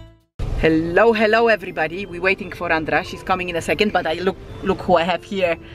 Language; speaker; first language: English; non-native, fluent; Polish